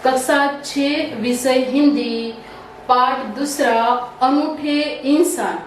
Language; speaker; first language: Hindi; non-native, local second language; Gujarati